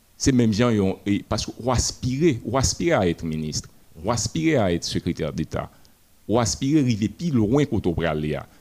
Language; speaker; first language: French; non-native, local second language; Haitian Creole